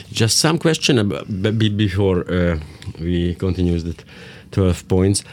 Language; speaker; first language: English; non-native, learner; Hungarian